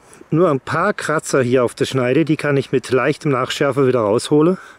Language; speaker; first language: German; native; German